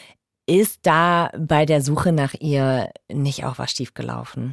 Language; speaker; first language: German; native; German